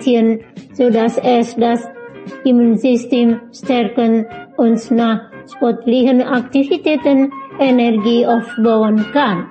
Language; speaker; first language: German; non-native, fluent; Indonesian